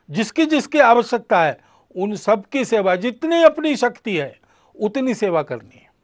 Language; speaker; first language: Hindi; non-native, local second language; Marathi